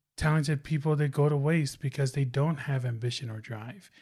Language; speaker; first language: English; non-native, fluent; Tongan